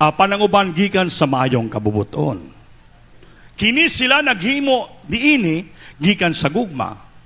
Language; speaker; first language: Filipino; non-native, local second language; Cebuano